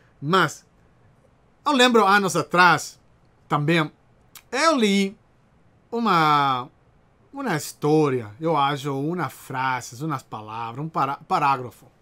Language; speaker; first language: Portuguese; non-native, learner; Spanish